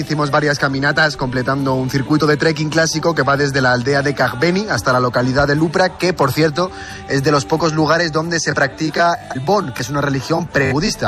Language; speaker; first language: Spanish; native; Spanish